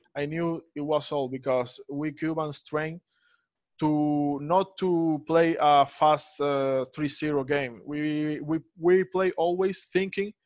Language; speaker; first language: English; non-native, fluent; Spanish